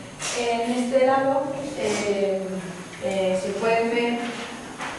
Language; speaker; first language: Spanish; native; Spanish